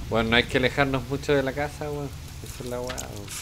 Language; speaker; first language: Spanish; native; Spanish